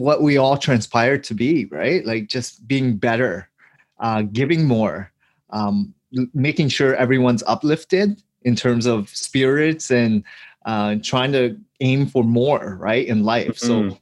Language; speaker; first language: English; native; English